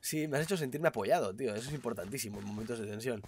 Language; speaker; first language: Spanish; native; Spanish